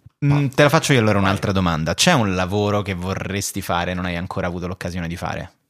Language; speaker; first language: Italian; native; Italian